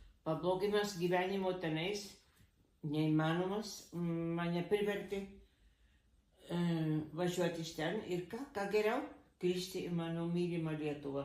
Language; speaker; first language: Lithuanian; early bilingual, heritage; Lithuanian